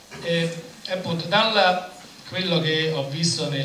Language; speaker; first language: Italian; native; Italian